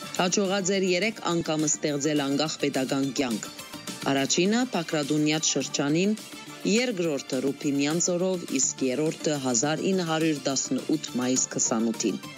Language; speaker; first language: Armenian; early bilingual, heritage; Armenian